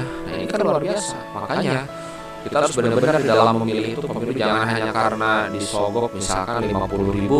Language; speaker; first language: Indonesian; native; Indonesian